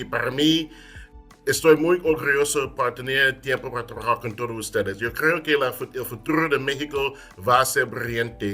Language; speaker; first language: Spanish; non-native, fluent; English